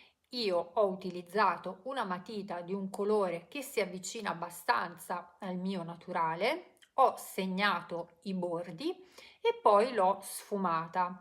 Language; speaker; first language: Italian; native; Italian